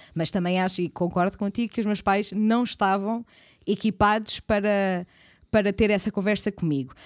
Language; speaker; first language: Portuguese; native; Portuguese